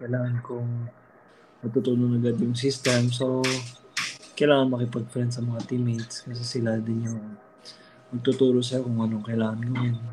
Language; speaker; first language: Filipino; early bilingual, heritage; Filipino